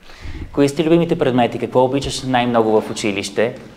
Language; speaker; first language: Bulgarian; native; Bulgarian